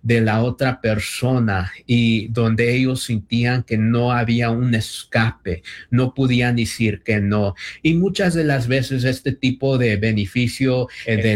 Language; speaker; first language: Spanish; early bilingual, heritage; Spanish